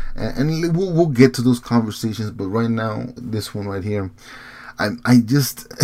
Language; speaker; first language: English; early bilingual, heritage; Spanish